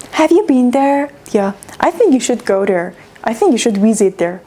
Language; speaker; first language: English; non-native, fluent; Persian